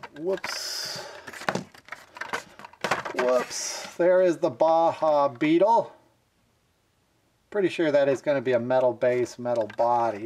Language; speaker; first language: English; native; English